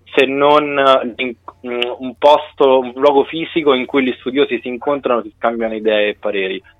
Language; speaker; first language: Italian; native; Italian